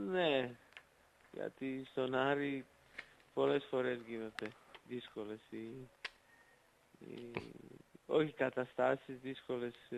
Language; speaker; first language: Greek; non-native, fluent; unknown